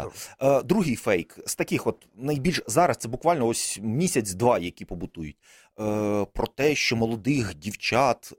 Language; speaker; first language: Ukrainian; native; Ukrainian